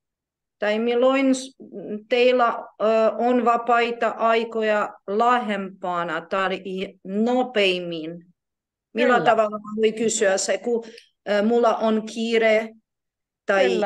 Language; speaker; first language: Finnish; non-native, learner; Ukrainian